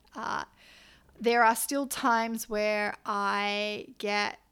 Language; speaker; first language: English; native; English